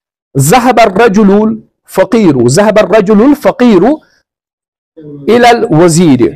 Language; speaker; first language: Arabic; non-native, fluent; Kashmiri